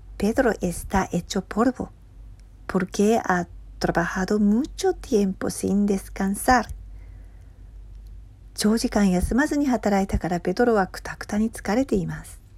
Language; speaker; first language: Japanese; native; Japanese